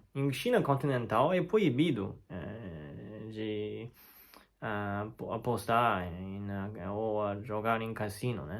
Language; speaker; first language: Portuguese; non-native, fluent; Chinese